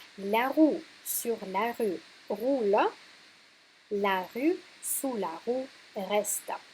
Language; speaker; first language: French; non-native, fluent; Russian